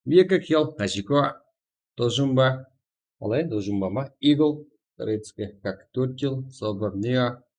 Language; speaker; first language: Russian; non-native, local second language; Kazakh